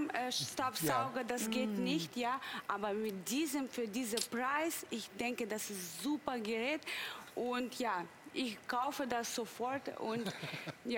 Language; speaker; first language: German; non-native, learner; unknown